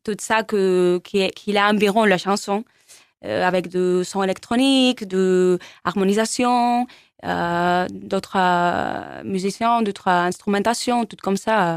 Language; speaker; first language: French; non-native, learner; Spanish